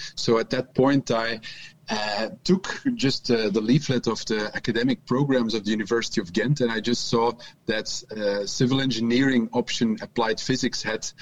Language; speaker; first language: English; non-native, fluent; Dutch